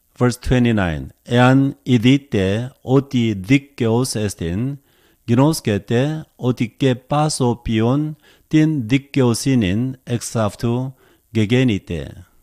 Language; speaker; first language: Greek; non-native, learner; Korean